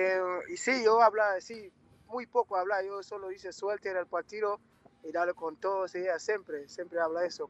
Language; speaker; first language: Spanish; non-native, learner; English